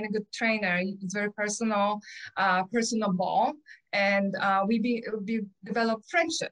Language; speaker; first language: English; non-native, fluent; Polish